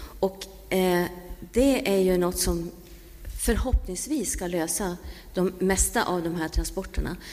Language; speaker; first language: Swedish; native; Swedish